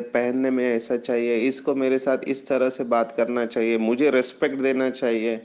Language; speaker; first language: Hindi; non-native, local second language; Marathi